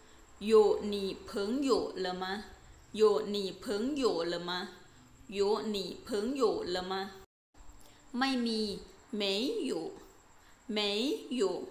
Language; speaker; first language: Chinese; non-native, fluent; Thai